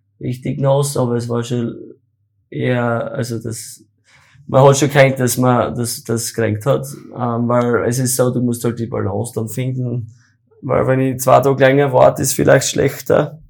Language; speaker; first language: German; native; German